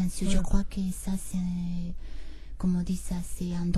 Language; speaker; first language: French; non-native, fluent; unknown